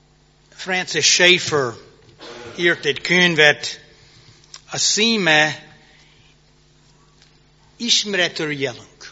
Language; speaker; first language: Hungarian; non-native, fluent; English